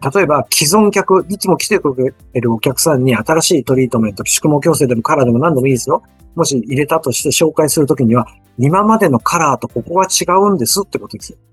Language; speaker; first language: Japanese; native; Japanese